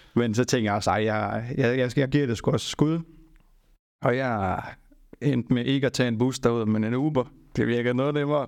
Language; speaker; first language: Danish; native; Danish